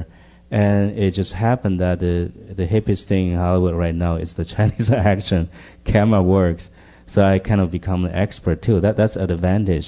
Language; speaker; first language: English; non-native, fluent; Chinese